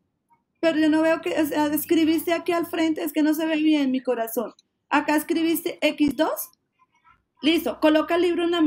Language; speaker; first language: Spanish; native; Spanish